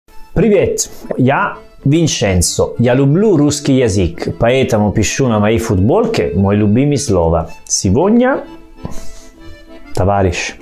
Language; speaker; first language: Russian; non-native, fluent; Italian